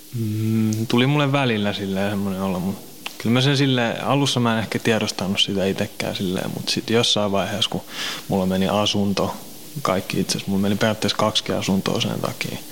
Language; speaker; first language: Finnish; native; Finnish